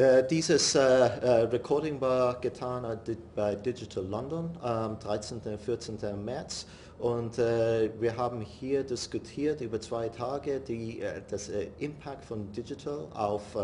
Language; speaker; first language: German; non-native, learner; English